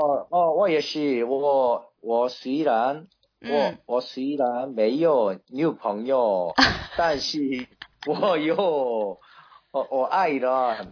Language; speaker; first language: Chinese; non-native, learner; Korean